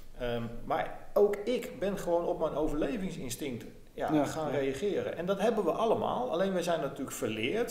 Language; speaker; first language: Dutch; native; Dutch